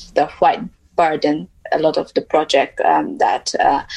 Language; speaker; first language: English; non-native, local second language; Mizo